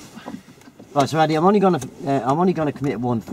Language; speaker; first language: English; native; English